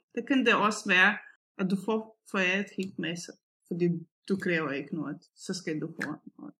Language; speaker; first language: Danish; non-native, fluent; Russian